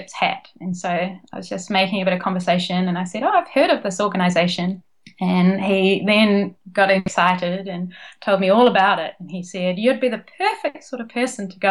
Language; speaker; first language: English; native; English